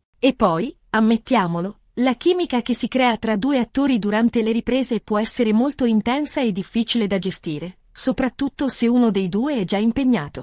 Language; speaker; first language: Italian; native; Italian